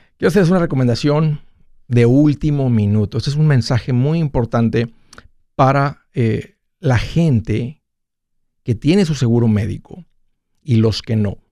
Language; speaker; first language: Spanish; native; Spanish